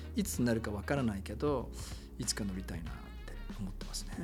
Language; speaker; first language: Japanese; native; Japanese